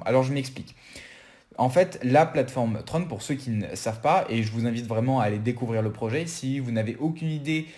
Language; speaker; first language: French; native; French